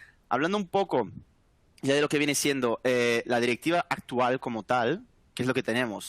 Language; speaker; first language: Spanish; native; Spanish